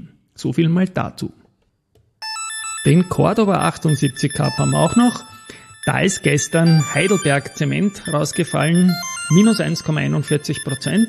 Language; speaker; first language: German; native; German